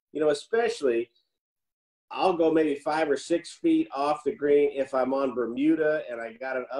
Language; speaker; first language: English; native; English